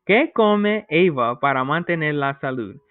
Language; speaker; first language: Spanish; non-native, fluent; English